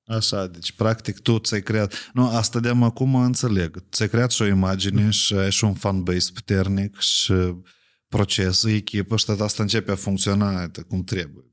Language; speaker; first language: Romanian; native; Romanian